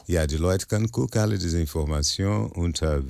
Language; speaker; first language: German; non-native, learner; Portuguese